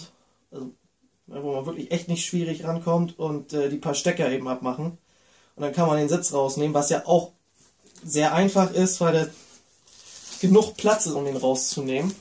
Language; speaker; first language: German; native; German